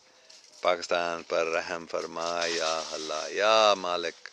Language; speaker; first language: Hindi; non-native, local second language; English